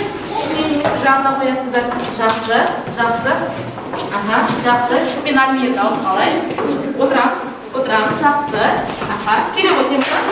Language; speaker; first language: Kazakh; native; Kazakh